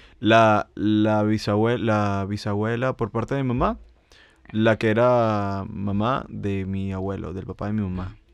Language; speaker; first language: Spanish; native; Spanish